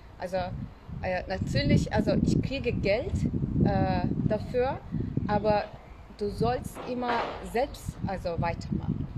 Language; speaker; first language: German; non-native, learner; Turkish